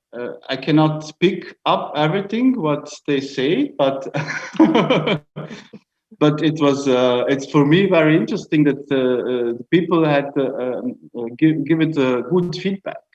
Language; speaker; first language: English; non-native, learner; German